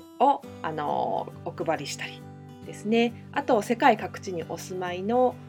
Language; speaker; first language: Japanese; native; Japanese